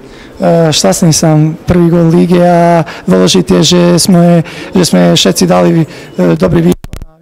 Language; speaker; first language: Slovak; non-native, learner; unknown